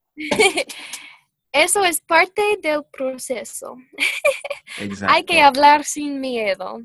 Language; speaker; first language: Spanish; non-native, fluent; English